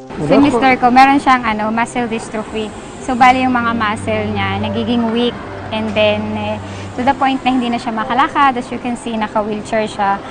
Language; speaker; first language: Filipino; native; Filipino